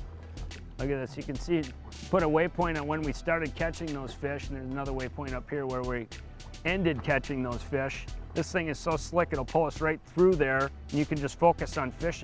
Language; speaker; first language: English; native; English